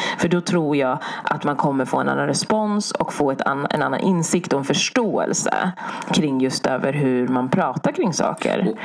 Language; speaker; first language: Swedish; early bilingual, other home language; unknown